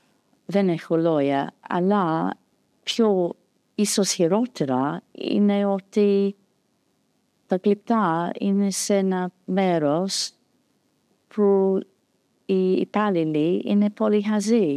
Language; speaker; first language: Greek; non-native, fluent; English